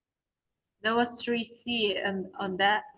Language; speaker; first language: English; non-native, learner; Indonesian